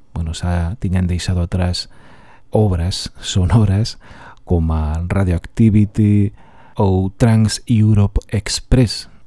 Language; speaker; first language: Galician; non-native, local second language; Spanish